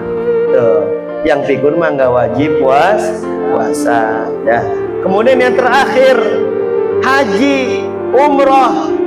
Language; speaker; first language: Indonesian; native; Indonesian